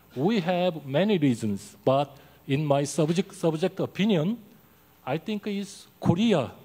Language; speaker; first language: English; non-native, learner; Korean